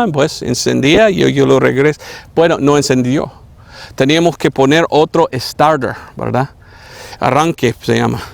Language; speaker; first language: Spanish; non-native, fluent; English